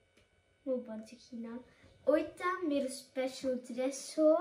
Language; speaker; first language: Nepali; early bilingual, heritage; Nepali